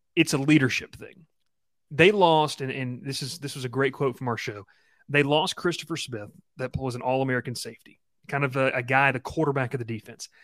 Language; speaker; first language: English; native; English